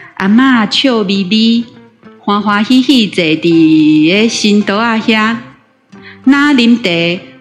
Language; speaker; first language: Chinese; native; Chinese